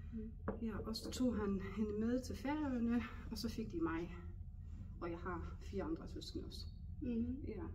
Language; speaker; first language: Danish; non-native, local second language; Faroese